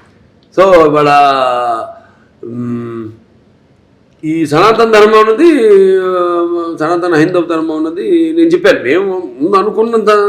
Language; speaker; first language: Telugu; native; Telugu